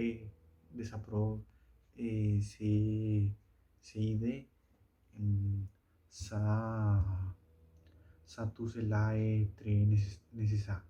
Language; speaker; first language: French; non-native, learner; Spanish